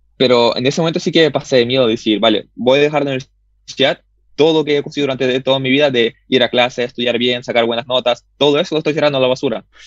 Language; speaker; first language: Spanish; early bilingual, other home language; Russian